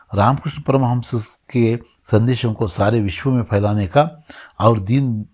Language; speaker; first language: Hindi; non-native, local second language; Kannada